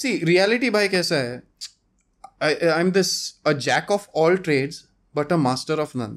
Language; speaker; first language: English; non-native, local second language; Konkani